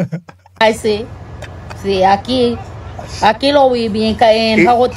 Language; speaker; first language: Spanish; non-native, learner; Haitian Creole